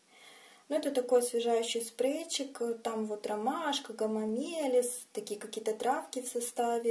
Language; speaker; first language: Russian; native; Russian